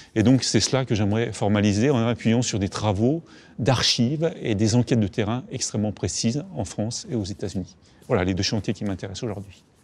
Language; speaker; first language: French; native; French